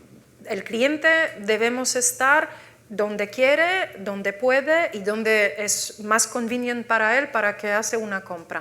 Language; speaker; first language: Spanish; non-native, fluent; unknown